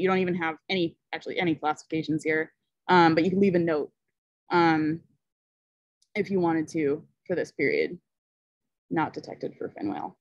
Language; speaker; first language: English; native; English